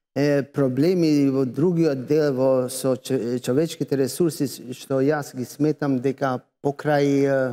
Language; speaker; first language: Macedonian; non-native, local second language; Albanian